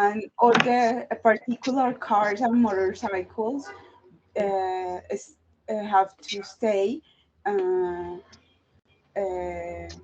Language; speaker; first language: English; non-native, learner; Spanish